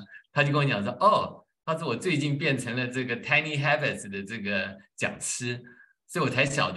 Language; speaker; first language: Chinese; native; Chinese